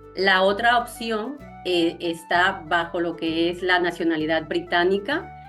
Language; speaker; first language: Spanish; native; Spanish